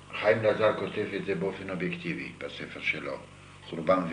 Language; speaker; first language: Hebrew; non-native, fluent; Yiddish